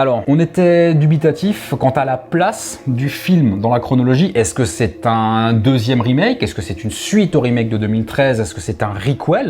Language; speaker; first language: French; native; French